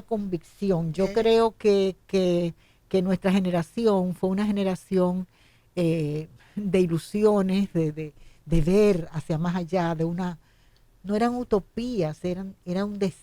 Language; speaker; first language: Spanish; native; Spanish